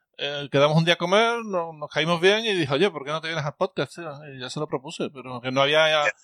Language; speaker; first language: Spanish; native; Spanish